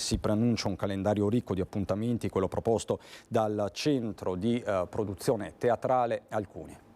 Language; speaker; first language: Italian; native; Italian